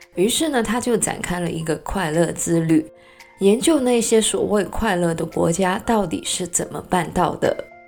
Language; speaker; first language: Chinese; non-native, local second language; Cantonese